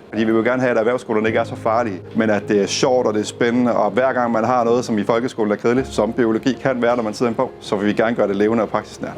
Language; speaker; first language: Danish; native; Danish